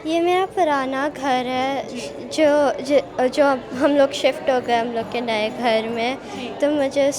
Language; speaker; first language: Hindi; non-native, local second language; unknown